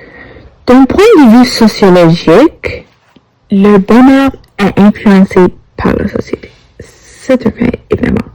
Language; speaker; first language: French; non-native, learner; English